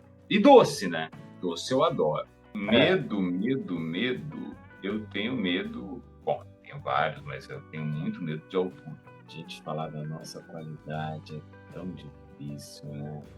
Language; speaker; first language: Portuguese; native; Portuguese